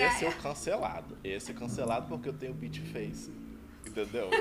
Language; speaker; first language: Portuguese; native; Portuguese